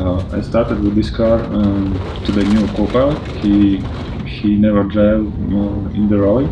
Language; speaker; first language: English; non-native, learner; Latvian